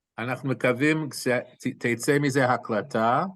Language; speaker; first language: Hebrew; non-native, fluent; English